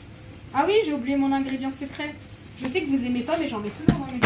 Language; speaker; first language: French; native; French